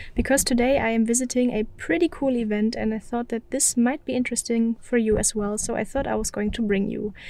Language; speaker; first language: English; non-native, fluent; German